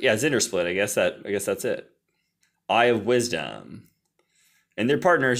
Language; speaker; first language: English; native; English